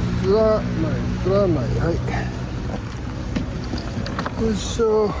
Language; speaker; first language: Japanese; native; Japanese